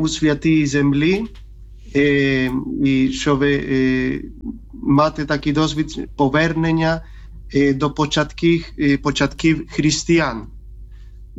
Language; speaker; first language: Ukrainian; non-native, fluent; Spanish